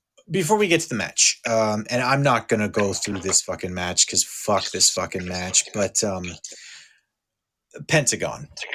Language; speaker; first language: English; native; English